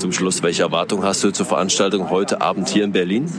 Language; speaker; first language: German; native; German